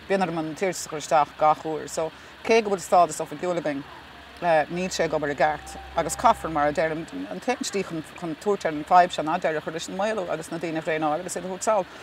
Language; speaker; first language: Irish; native; Irish